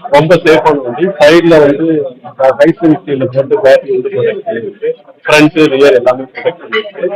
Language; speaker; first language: Tamil; native; Tamil